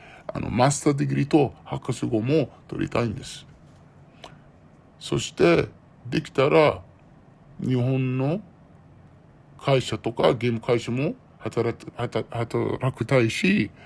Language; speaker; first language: Japanese; non-native, learner; Arabic